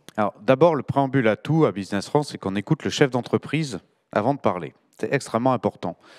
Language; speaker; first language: French; native; French